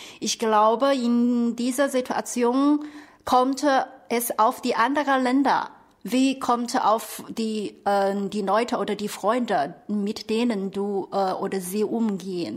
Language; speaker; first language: German; non-native, fluent; Chinese